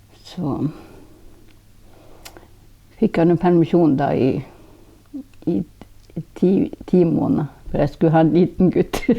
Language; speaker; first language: Norwegian; non-native, local second language; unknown